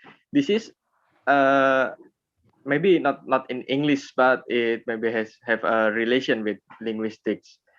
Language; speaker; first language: English; non-native, learner; Indonesian